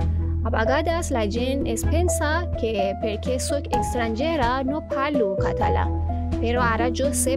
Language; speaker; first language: Catalan; non-native, learner; Persian